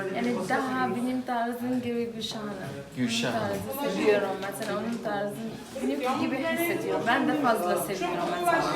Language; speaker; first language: Turkish; non-native, fluent; Arabic